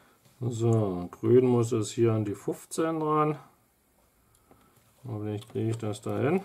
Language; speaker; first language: German; native; German